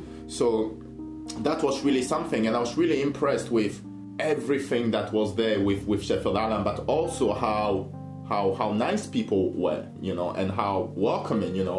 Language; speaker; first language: English; non-native, fluent; French